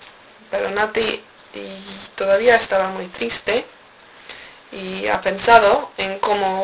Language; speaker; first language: Spanish; non-native, learner; English